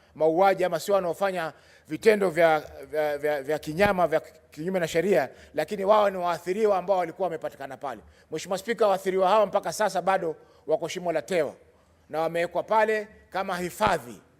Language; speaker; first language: Swahili; native; Swahili